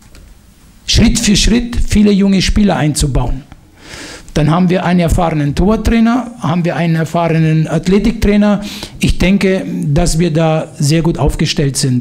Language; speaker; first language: German; non-native, fluent; Italian